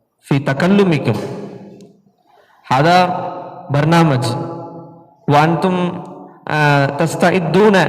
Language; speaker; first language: Arabic; non-native, fluent; Tamil